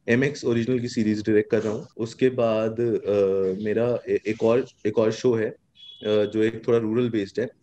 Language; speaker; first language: Hindi; native; Hindi